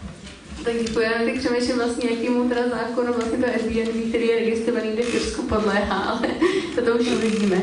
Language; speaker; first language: Czech; native; Czech